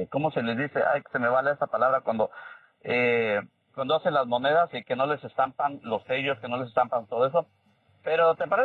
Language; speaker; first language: Spanish; native; Spanish